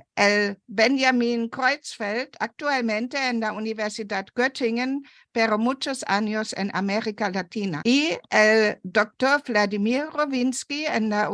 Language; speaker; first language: Spanish; non-native, fluent; German